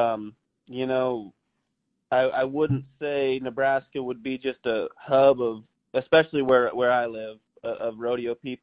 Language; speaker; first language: English; native; English